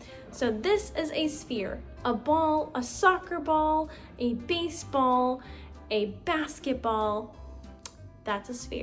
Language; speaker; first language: English; native; English